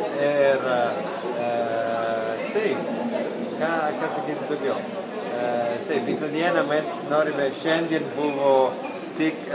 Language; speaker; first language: Lithuanian; non-native, learner; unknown